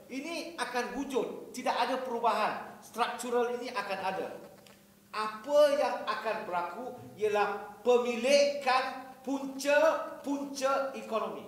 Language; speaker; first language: Malay; native; Malay